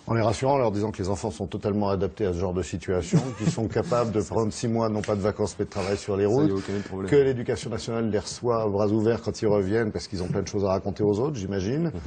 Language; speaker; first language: French; native; French